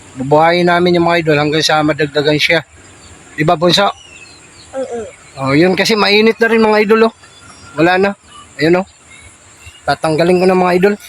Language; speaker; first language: Filipino; native; Filipino